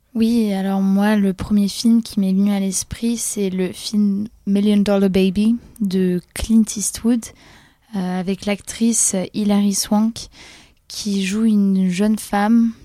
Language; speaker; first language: French; non-native, fluent; Polish